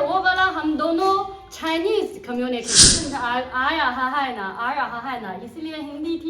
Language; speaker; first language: Hindi; non-native, learner; Chinese